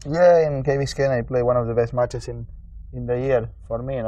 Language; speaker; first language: English; non-native, learner; Spanish